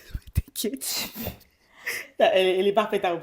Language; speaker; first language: French; non-native, local second language; Bambara